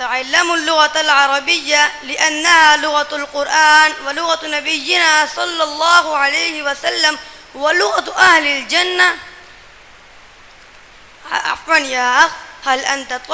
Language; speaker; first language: Arabic; non-native, learner; Urdu